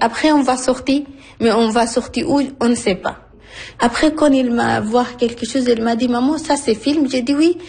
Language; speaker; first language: French; non-native, learner; Arabic